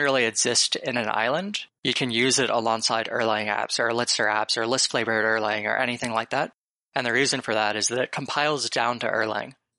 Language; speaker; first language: English; native; English